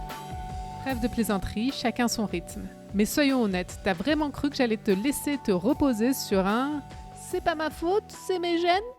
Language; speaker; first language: French; native; French